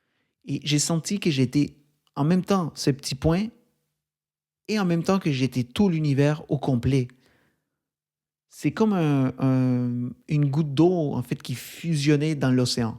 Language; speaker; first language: French; native; French